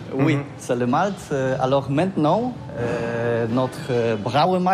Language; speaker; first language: French; non-native, learner; Polish